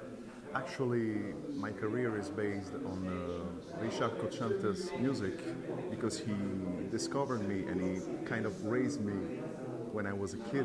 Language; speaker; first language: English; non-native, fluent; Italian